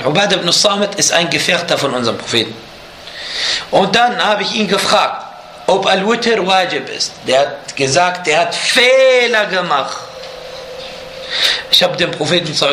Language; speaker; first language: German; non-native, fluent; Arabic